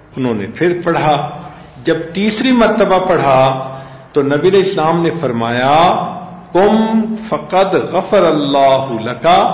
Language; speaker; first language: Urdu; non-native, local second language; Punjabi